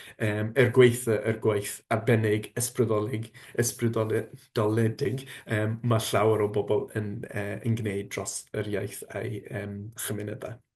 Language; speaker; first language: Welsh; non-native, fluent; English